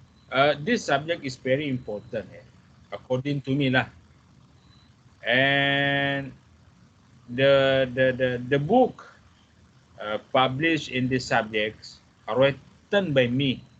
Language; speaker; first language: English; non-native, fluent; Malay